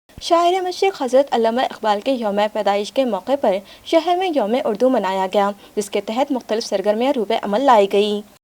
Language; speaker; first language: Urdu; native; Urdu